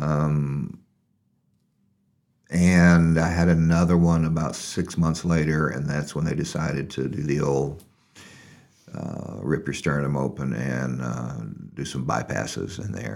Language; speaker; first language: English; native; English